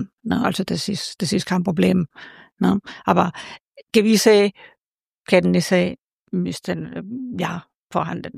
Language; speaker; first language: German; non-native, fluent; Spanish